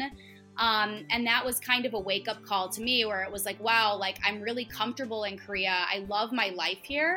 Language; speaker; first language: English; native; English